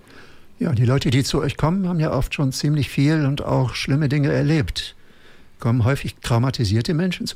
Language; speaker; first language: German; native; German